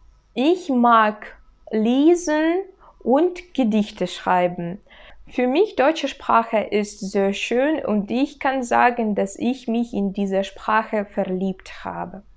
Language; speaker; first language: German; non-native, learner; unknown